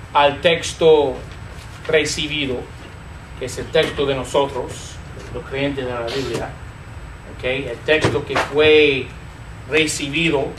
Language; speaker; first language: Spanish; non-native, fluent; English